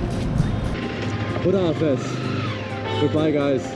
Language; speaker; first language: English; non-native, learner; German